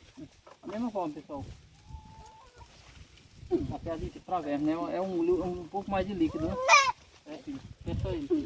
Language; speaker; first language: Portuguese; native; Portuguese